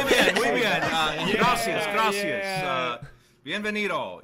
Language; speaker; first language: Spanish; non-native, learner; English